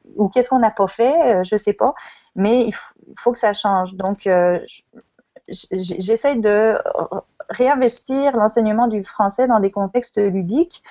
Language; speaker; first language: French; native; French